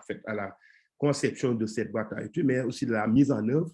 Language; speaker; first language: French; non-native, local second language; Wolof